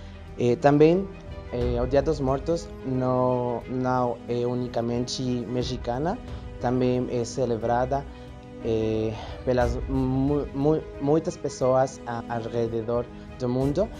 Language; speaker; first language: Portuguese; non-native, learner; Spanish